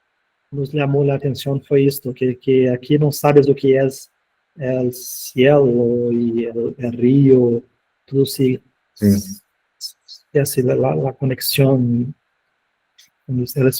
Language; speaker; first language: Spanish; non-native, fluent; Portuguese